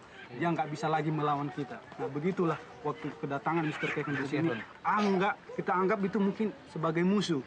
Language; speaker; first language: Indonesian; non-native, local second language; Nias